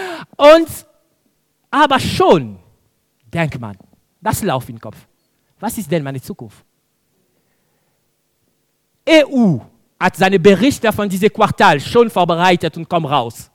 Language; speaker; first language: German; non-native, fluent; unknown